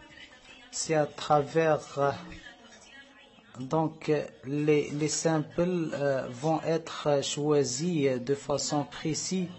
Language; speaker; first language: French; non-native, learner; Arabic